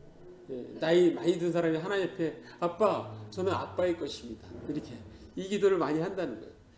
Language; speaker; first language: Korean; native; Korean